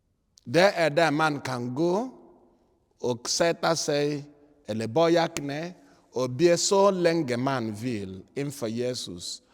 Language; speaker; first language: Swedish; non-native, fluent; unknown